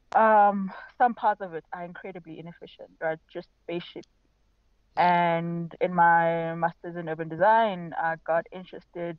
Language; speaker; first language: English; non-native, local second language; Xhosa